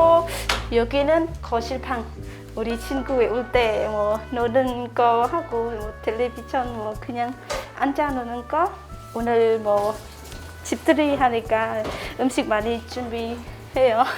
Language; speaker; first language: Korean; non-native, learner; Khmer